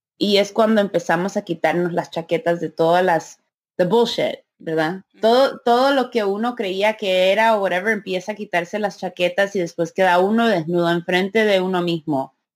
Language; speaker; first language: Spanish; early bilingual, heritage; Spanish